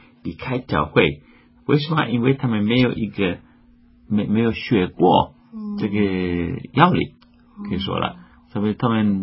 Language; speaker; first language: Chinese; non-native, fluent; Spanish